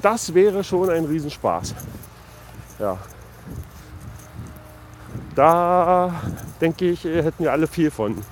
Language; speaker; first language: German; native; German